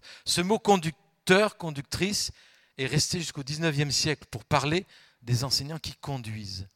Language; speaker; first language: French; native; French